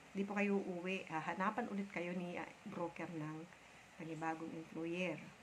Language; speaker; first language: Filipino; non-native, local second language; Bikol